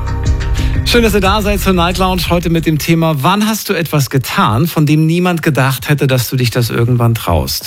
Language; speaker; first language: German; native; German